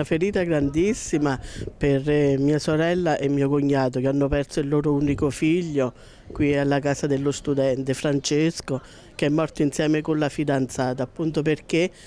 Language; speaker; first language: Italian; native; Italian